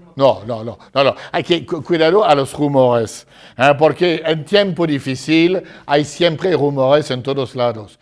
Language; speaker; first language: Spanish; non-native, fluent; French